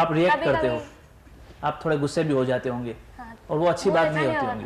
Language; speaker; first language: Hindi; native; Hindi